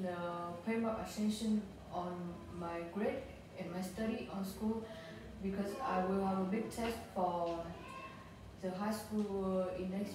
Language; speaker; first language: English; non-native, learner; Vietnamese